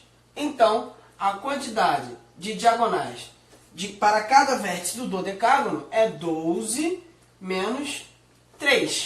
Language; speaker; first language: Portuguese; native; Portuguese